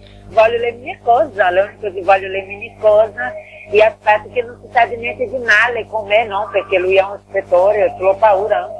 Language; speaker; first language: Italian; non-native, learner; Portuguese